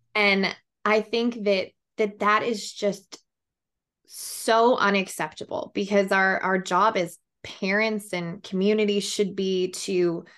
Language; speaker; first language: English; native; English